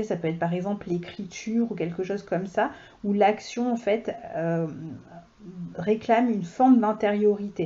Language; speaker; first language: French; native; French